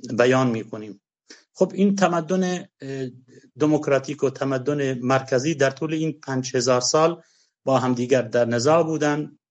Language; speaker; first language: Persian; non-native, local second language; Kurdish